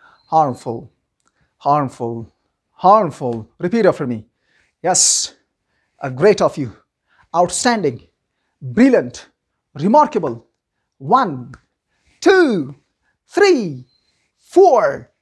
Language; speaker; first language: English; non-native, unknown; Persian